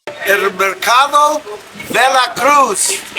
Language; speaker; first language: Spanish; non-native, learner; English